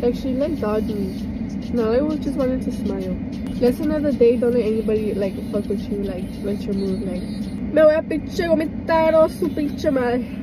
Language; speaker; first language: English; early bilingual, other home language; Spanish